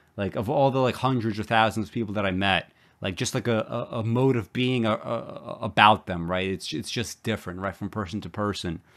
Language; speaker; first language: English; native; English